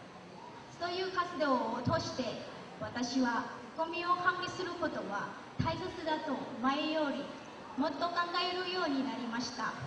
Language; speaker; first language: Japanese; non-native, learner; Lao